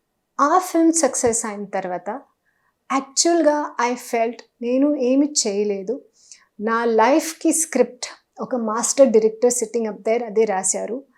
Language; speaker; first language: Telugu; non-native, fluent; Hindi